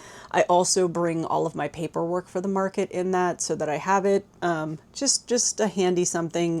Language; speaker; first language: English; native; English